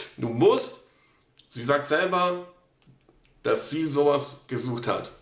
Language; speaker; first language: German; non-native, fluent; Polish